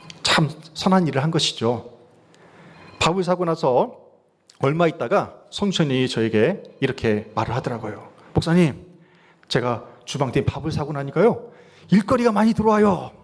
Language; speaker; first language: Korean; native; Korean